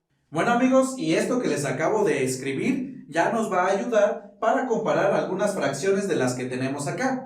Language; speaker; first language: Spanish; native; Spanish